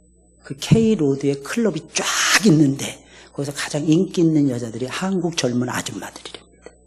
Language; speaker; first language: Korean; native; Korean